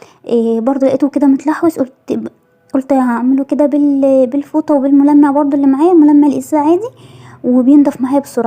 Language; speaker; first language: Arabic; native; Arabic